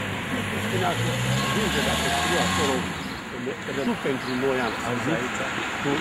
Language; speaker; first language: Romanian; non-native, local second language; Hungarian